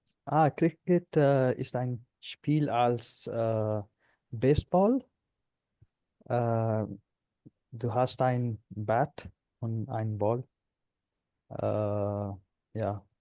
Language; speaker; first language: German; non-native, learner; Punjabi